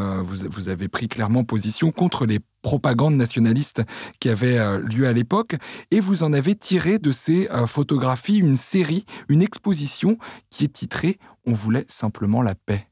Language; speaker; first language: French; native; French